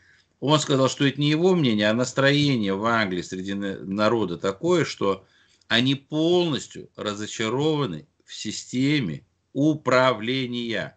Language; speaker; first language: Russian; native; Russian